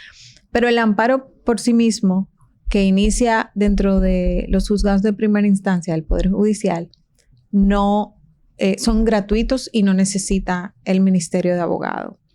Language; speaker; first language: Spanish; native; Spanish